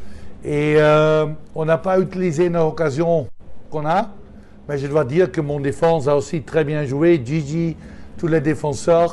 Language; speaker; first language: French; non-native, fluent; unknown